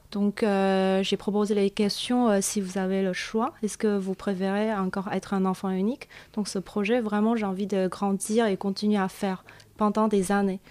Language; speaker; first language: French; non-native, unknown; Chinese